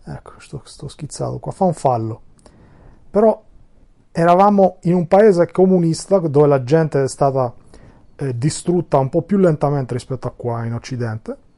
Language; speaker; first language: Italian; non-native, fluent; Albanian